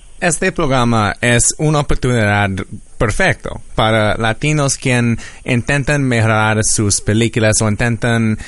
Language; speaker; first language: Spanish; early bilingual, heritage; English